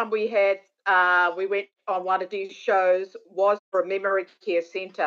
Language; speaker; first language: English; native; English